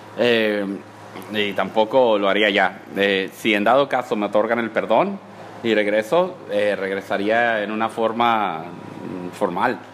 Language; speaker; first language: Spanish; early bilingual, heritage; Spanish